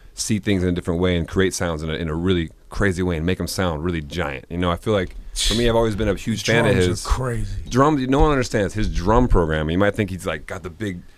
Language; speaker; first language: English; native; English